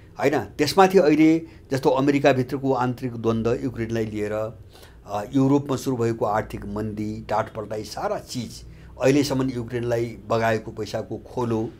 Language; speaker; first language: Nepali; native; Nepali